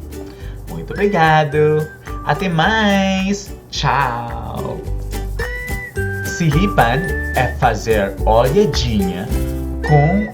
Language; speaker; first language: Portuguese; non-native, learner; Filipino